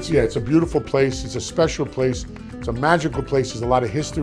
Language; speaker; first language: English; native; English